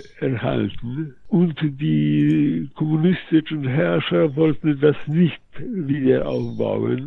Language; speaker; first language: German; early bilingual, heritage; Polish